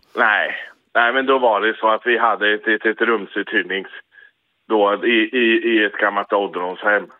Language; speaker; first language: Swedish; native; Swedish